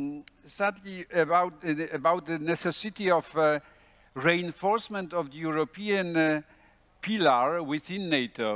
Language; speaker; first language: English; non-native, fluent; Polish